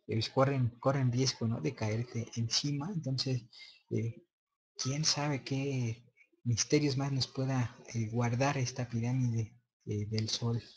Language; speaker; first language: Spanish; native; Spanish